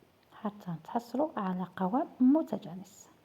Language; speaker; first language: Arabic; native; Arabic